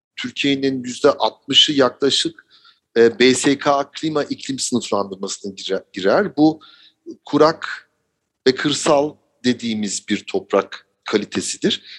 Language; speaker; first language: Turkish; early bilingual, heritage; Turkish